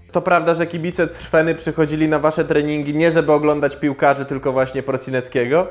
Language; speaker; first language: Polish; native; Polish